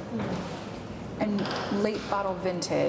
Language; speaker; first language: English; native; English